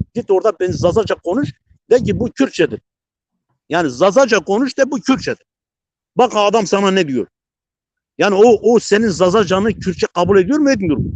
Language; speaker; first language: Turkish; non-native, local second language; Zaza